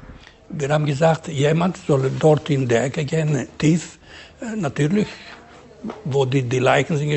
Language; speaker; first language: German; non-native, fluent; Ladino